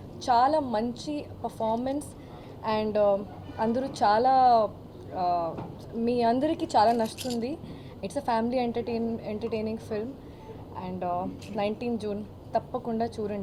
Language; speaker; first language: Telugu; non-native, fluent; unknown